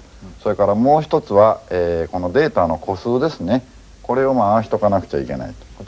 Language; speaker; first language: Japanese; native; Japanese